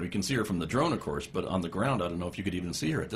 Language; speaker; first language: English; native; English